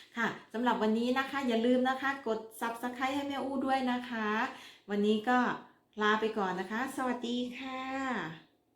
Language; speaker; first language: Thai; native; Thai